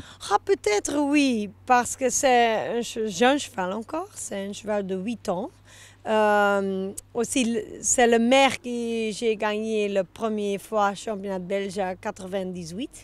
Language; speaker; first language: French; non-native, local second language; Dutch